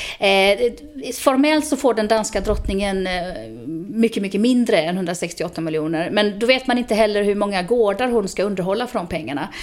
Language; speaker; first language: Swedish; native; Swedish